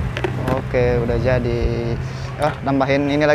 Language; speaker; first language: Indonesian; native; Indonesian